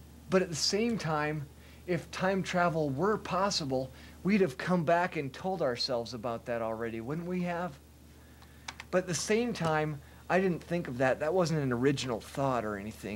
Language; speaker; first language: English; native; English